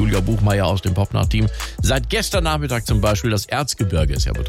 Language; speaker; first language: German; native; German